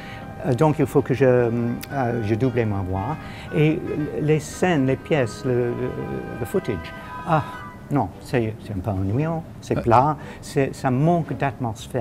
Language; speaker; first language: French; non-native, fluent; English